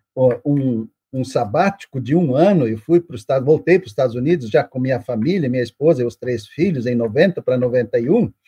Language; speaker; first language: Portuguese; non-native, local second language; German